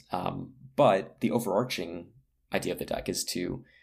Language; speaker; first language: English; native; English